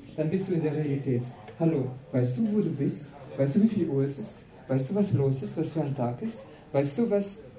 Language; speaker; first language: German; non-native, fluent; French